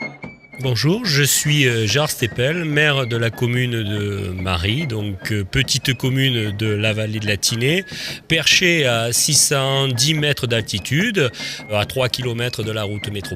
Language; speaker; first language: French; native; French